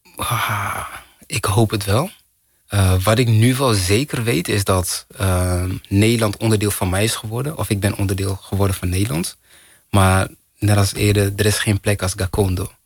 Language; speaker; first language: Dutch; non-native, fluent; Kinyarwanda